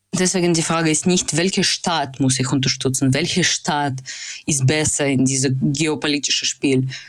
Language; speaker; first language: German; non-native, fluent; Russian